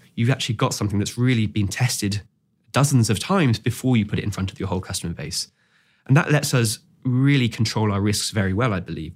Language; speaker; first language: English; native; English